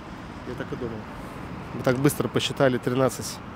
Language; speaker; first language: Russian; native; Russian